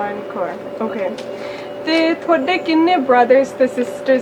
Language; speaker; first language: Punjabi; early bilingual, heritage; Punjabi